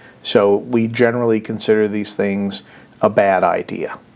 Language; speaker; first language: English; native; English